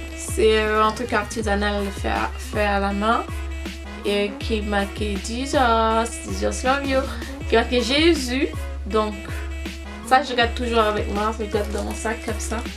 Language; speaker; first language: French; non-native, local second language; Haitian Creole